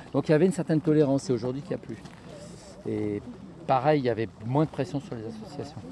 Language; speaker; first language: French; native; French